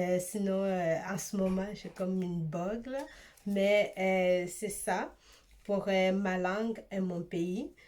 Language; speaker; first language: French; early bilingual, other home language; Swahili